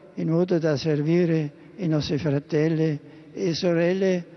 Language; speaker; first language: Italian; non-native, fluent; German